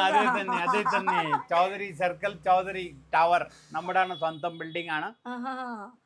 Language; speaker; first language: Malayalam; non-native, local second language; Hindi